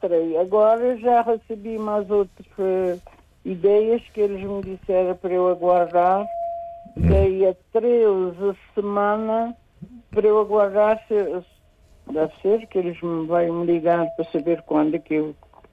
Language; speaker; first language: Portuguese; non-native, local second language; Kabuverdianu